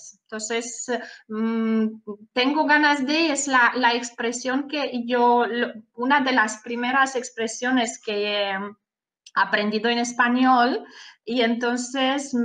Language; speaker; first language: Spanish; non-native, fluent; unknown